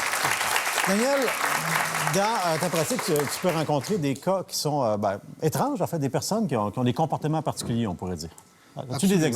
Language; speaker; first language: French; native; French